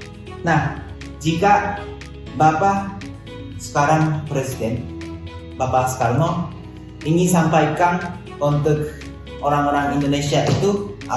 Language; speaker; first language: Indonesian; non-native, fluent; Japanese